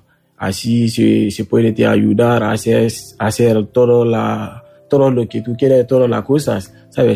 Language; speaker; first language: Spanish; non-native, learner; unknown